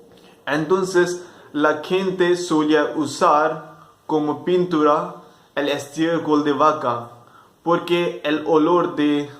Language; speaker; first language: Spanish; non-native, fluent; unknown